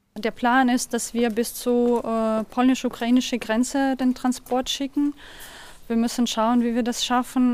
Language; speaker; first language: German; non-native, fluent; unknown